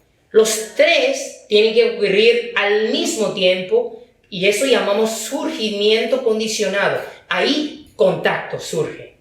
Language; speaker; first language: Spanish; non-native, fluent; Chinese